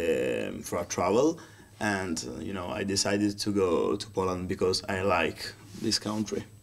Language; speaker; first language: English; non-native, learner; Italian